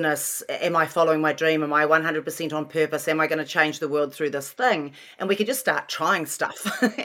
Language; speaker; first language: English; native; English